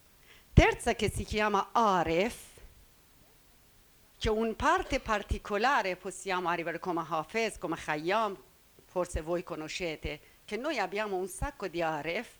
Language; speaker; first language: Italian; non-native, learner; Persian